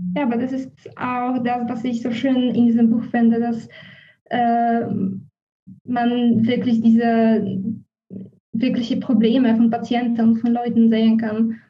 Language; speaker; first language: German; non-native, fluent; Polish